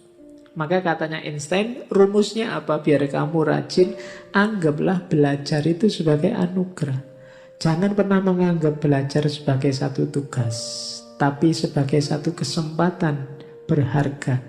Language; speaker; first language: Indonesian; native; Indonesian